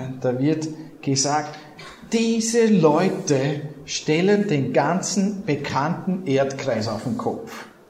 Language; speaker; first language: German; native; German